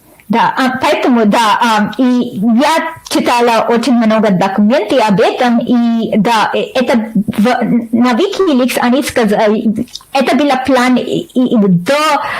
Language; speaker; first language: Russian; non-native, learner; English